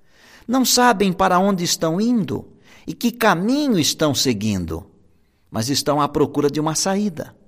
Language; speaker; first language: Portuguese; native; Portuguese